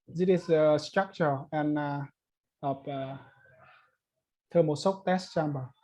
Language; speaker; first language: English; non-native, learner; Vietnamese